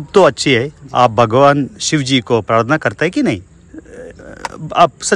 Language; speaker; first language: Hindi; non-native, learner; Telugu